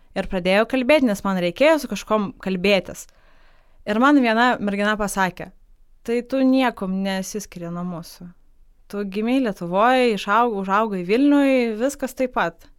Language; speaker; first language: Lithuanian; non-native, local second language; Polish